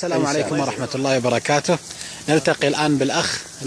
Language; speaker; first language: Arabic; native; Arabic